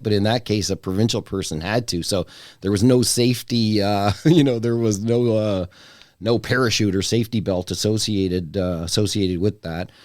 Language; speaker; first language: English; native; English